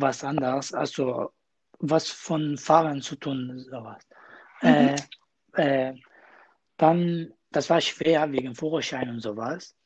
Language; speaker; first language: German; non-native, learner; Kurdish